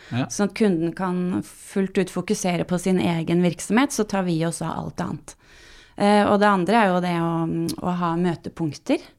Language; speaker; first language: Norwegian; native; Norwegian